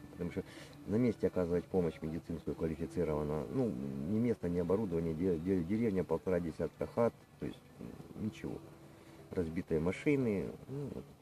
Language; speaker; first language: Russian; native; Russian